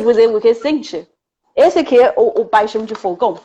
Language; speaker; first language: Portuguese; non-native, fluent; Chinese